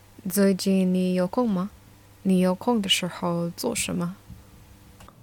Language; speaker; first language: Chinese; non-native, learner; English